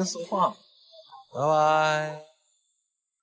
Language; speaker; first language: Chinese; native; Chinese